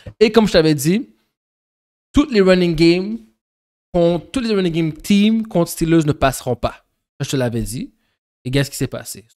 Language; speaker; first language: French; early bilingual, other home language; Haitian Creole